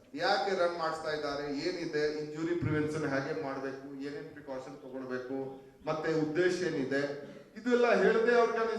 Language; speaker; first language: Kannada; non-native, fluent; Hindi